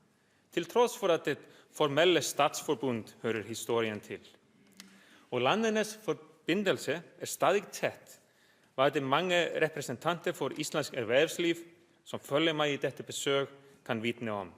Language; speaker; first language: Danish; non-native, fluent; Icelandic